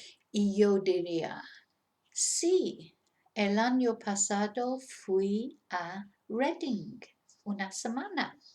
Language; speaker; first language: Spanish; non-native, fluent; English